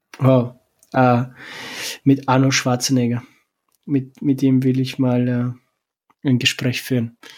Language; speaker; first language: German; non-native, fluent; Romanian